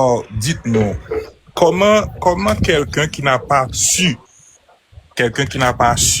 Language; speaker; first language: French; non-native, local second language; Haitian Creole